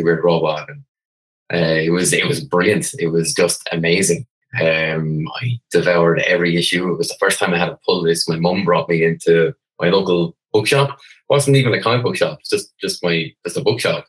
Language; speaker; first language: English; native; English